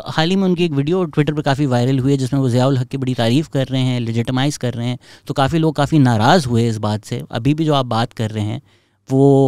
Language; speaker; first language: Urdu; native; Urdu